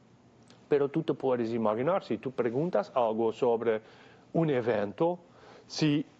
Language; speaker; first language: Spanish; non-native, fluent; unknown